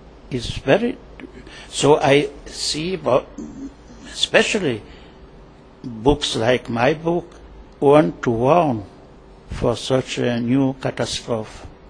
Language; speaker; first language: English; non-native, learner; German